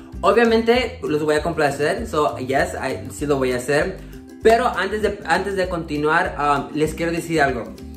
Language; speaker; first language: Spanish; early bilingual, heritage; Spanish